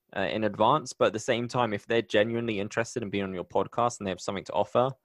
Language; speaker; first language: English; native; English